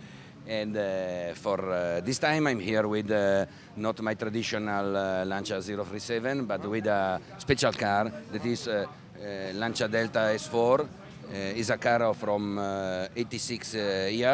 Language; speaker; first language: English; non-native, learner; Italian